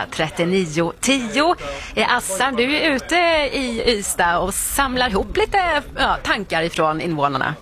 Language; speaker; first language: Swedish; native; Swedish